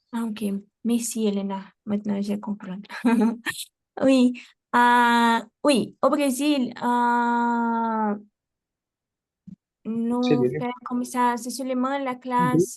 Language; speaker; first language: French; non-native, fluent; Portuguese